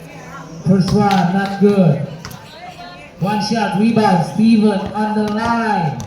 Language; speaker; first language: English; non-native, local second language; Indonesian